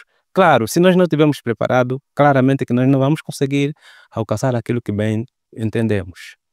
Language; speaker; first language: Portuguese; native; Portuguese